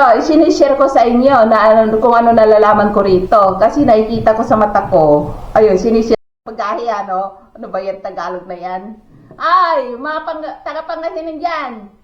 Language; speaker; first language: Filipino; non-native, local second language; Pangasinan